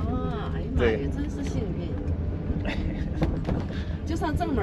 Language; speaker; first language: Chinese; native; Chinese